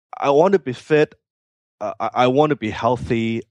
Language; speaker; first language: English; non-native, local second language; Cantonese